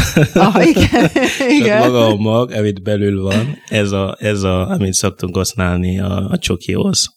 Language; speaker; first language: Hungarian; non-native, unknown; Mossi